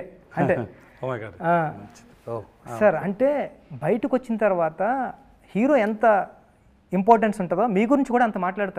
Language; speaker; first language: Telugu; native; Telugu